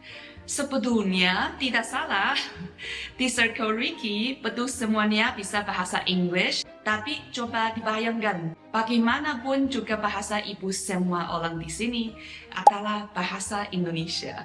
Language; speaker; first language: Indonesian; non-native, fluent; Chinese